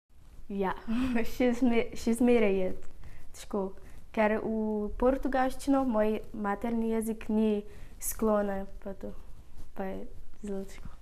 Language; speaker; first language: Slovenian; non-native, learner; Portuguese